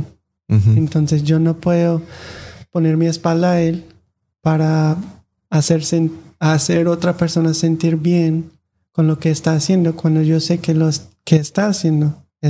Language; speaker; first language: Spanish; non-native, fluent; English